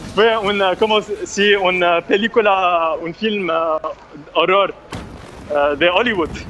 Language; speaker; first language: Spanish; non-native, fluent; Arabic